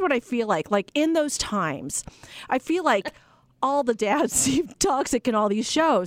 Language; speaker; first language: English; native; English